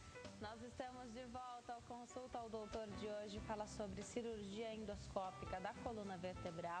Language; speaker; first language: Portuguese; native; Portuguese